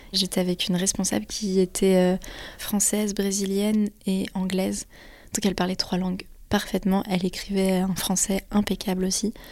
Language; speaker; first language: French; native; French